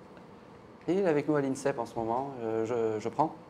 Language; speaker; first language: French; native; French